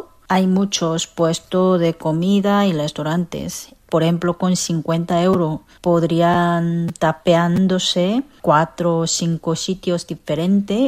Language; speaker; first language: Spanish; non-native, fluent; Korean